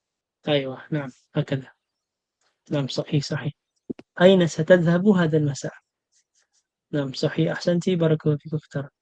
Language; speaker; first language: Arabic; non-native, fluent; Filipino